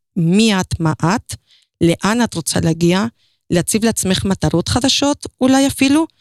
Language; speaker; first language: Hebrew; non-native, fluent; Spanish